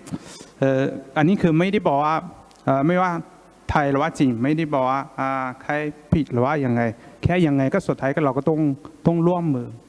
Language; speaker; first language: Thai; non-native, fluent; Chinese